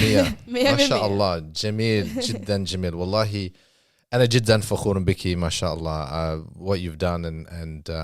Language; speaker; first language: Arabic; non-native, fluent; English